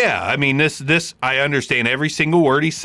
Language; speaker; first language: English; native; English